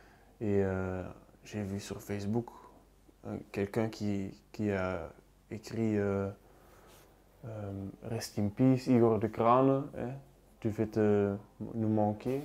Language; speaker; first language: French; non-native, local second language; Dutch